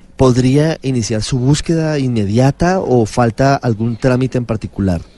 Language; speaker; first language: Spanish; native; Spanish